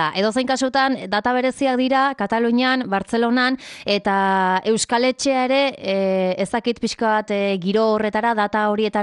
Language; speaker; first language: Basque; native; Basque